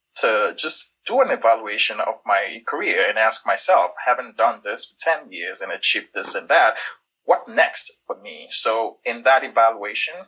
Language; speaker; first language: English; non-native, local second language; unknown